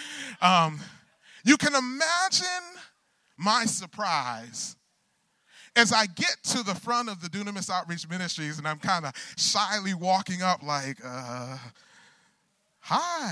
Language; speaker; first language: English; native; English